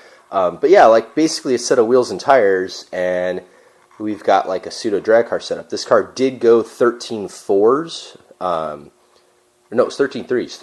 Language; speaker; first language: English; native; English